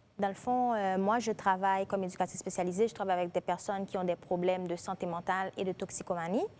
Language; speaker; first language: French; non-native, local second language; Haitian Creole